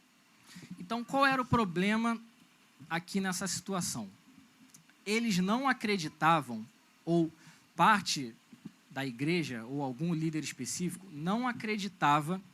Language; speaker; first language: Portuguese; native; Portuguese